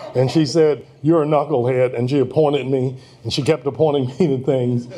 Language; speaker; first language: English; native; English